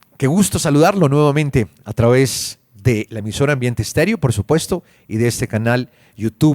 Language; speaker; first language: Spanish; native; Spanish